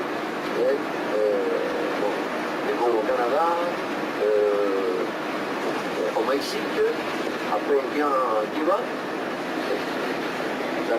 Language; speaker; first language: French; non-native, fluent; Spanish